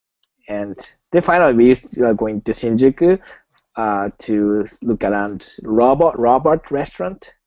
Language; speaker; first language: English; non-native, learner; Japanese